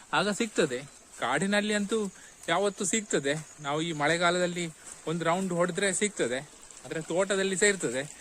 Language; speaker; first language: Kannada; non-native, local second language; Konkani